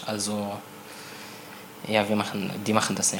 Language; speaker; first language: German; non-native, learner; Arabic